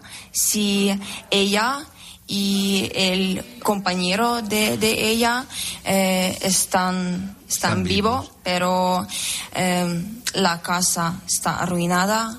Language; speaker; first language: Spanish; non-native, learner; Ukrainian